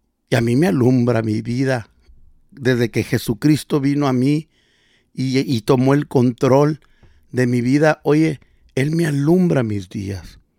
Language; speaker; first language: Spanish; early bilingual, heritage; Spanish